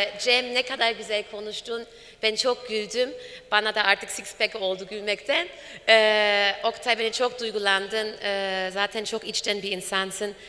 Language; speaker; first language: Turkish; non-native, fluent; German